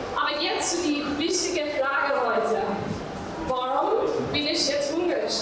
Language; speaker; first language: German; non-native, fluent; English